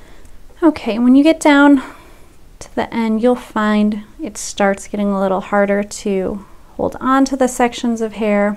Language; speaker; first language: English; native; English